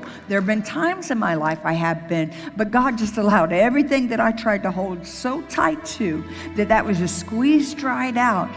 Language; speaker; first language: English; native; English